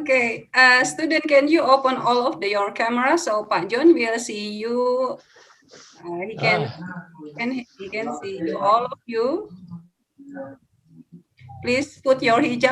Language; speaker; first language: English; non-native, fluent; Indonesian